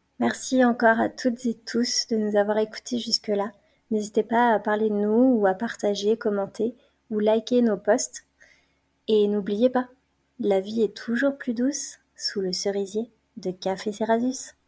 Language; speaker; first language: French; native; French